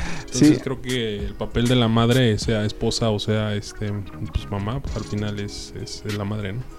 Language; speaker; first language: Spanish; native; Spanish